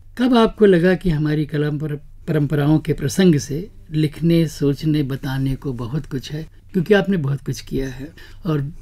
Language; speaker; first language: Hindi; native; Hindi